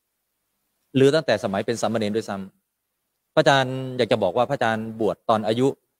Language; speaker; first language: Thai; native; Thai